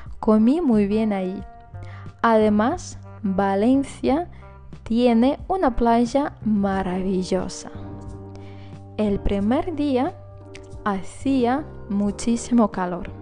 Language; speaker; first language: Spanish; non-native, fluent; Russian